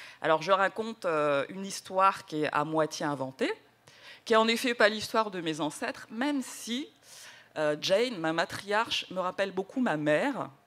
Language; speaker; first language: French; native; French